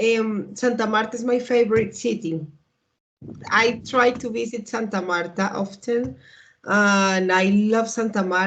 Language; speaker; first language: English; non-native, learner; Spanish